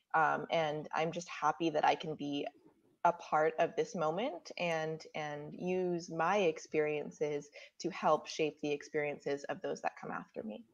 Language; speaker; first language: English; native; English